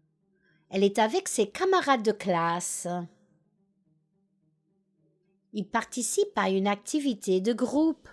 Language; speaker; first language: French; non-native, fluent; English